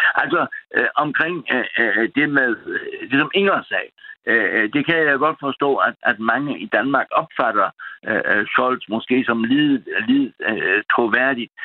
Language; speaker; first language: Danish; non-native, local second language; German